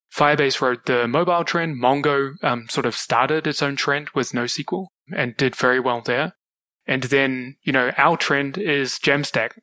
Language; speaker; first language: English; native; English